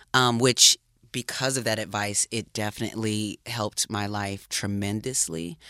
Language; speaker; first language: English; native; English